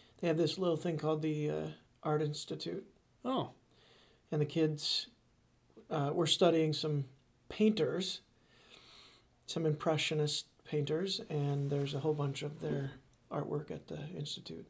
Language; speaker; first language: English; native; English